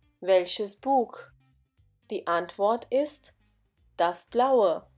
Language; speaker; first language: German; non-native, fluent; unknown